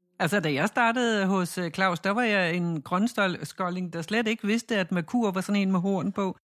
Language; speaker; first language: Danish; native; Danish